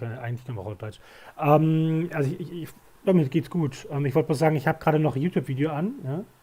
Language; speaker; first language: German; native; German